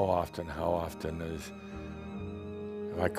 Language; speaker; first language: English; native; English